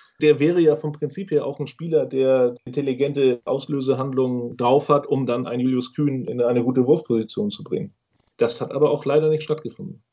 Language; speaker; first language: German; native; German